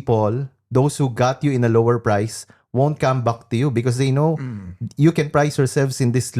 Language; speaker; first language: English; non-native, local second language; Filipino